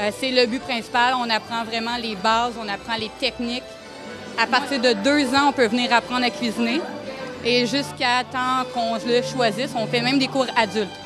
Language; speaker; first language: French; native; French